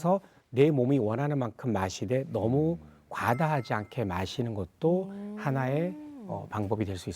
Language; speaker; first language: Korean; native; Korean